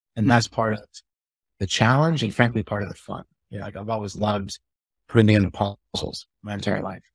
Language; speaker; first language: English; native; English